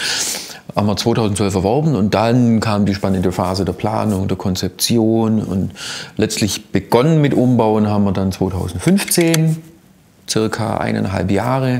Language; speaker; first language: German; native; German